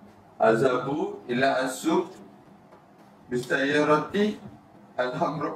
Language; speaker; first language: Arabic; non-native, learner; Malay